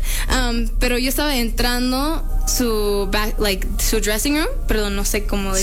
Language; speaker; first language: Spanish; early bilingual, heritage; Spanish